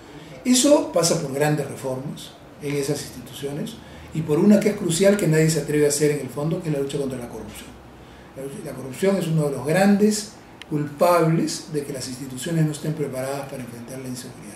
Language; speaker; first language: Spanish; native; Spanish